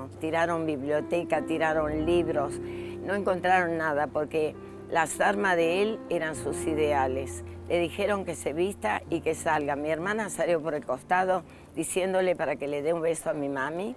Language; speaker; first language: Spanish; native; Spanish